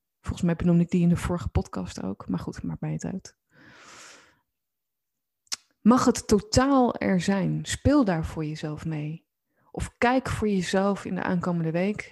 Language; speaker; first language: Dutch; native; Dutch